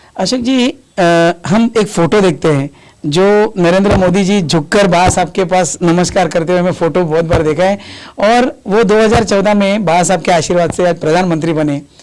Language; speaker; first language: Hindi; native; Hindi